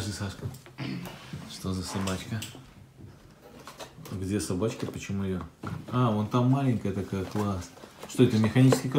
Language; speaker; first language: Russian; native; Russian